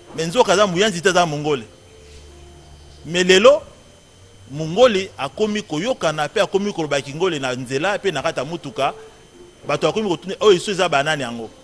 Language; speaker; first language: Lingala; non-native, local second language; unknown